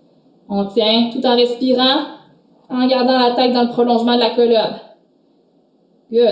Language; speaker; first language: French; native; French